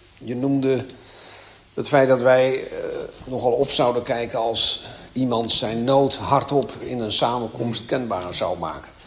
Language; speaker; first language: Dutch; native; Dutch